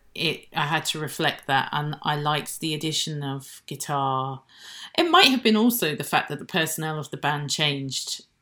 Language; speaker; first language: English; native; English